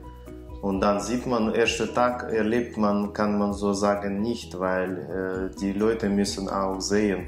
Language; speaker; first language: German; non-native, fluent; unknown